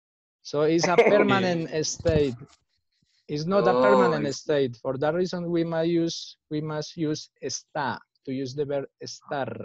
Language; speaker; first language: English; non-native, fluent; Spanish